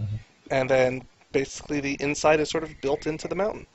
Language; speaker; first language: English; native; English